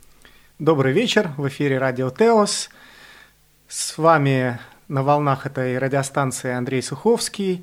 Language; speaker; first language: Russian; native; Russian